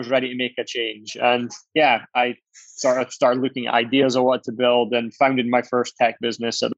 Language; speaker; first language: English; native; English